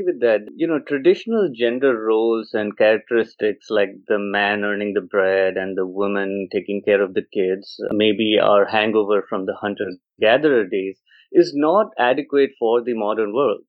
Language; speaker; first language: English; non-native, local second language; Odia